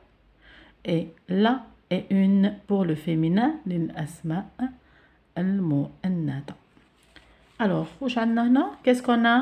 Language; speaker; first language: French; non-native, local second language; Arabic